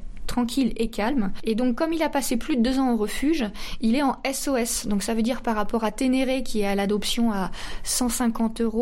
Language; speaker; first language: French; native; French